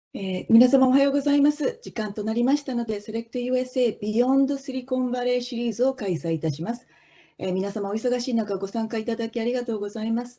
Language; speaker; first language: Japanese; native; Japanese